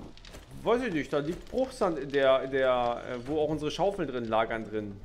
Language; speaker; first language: German; native; German